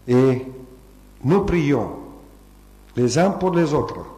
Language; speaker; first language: French; non-native, fluent; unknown